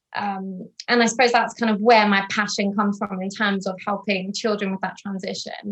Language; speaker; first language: English; native; English